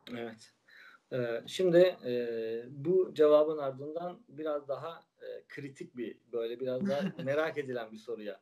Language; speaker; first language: Turkish; native; Turkish